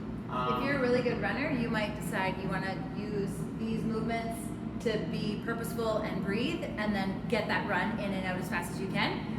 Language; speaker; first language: English; native; English